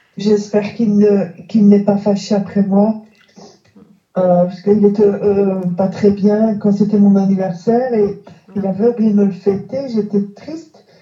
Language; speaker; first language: French; native; French